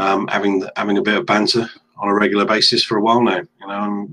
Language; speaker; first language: English; native; English